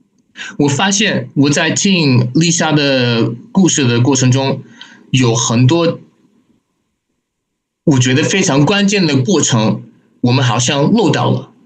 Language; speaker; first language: Chinese; non-native, fluent; Indonesian